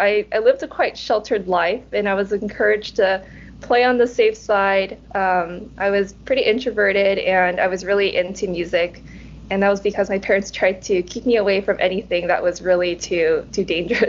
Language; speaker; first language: English; early bilingual, other home language; Cantonese